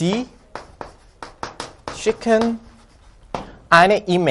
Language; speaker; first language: German; non-native, fluent; Korean